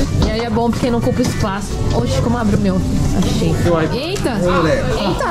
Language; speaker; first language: Portuguese; native; Portuguese